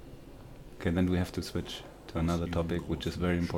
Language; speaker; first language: English; non-native, fluent; German